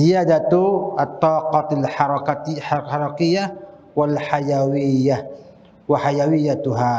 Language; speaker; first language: Arabic; non-native, fluent; Indonesian